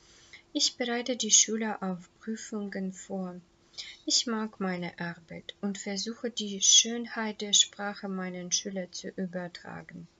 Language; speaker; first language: German; non-native, fluent; Russian